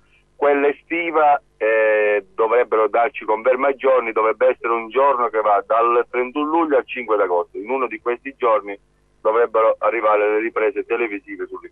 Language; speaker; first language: Italian; native; Italian